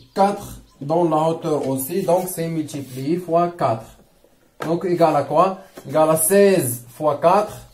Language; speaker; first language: French; non-native, local second language; Arabic